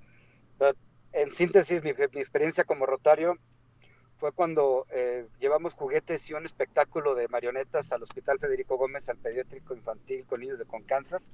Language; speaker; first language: Spanish; native; Spanish